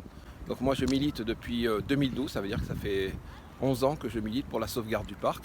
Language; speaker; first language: French; native; French